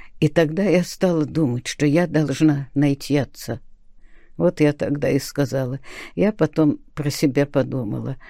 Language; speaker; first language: Russian; early bilingual, other home language; Spanish